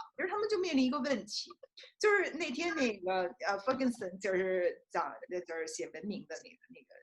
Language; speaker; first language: Chinese; native; Chinese